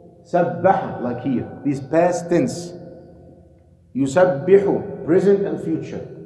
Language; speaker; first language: English; non-native, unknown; Arabic